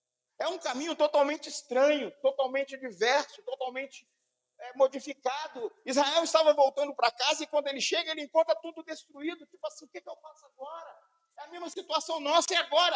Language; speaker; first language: Portuguese; native; Portuguese